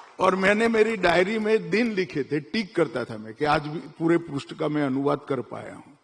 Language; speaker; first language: Hindi; non-native, local second language; Gujarati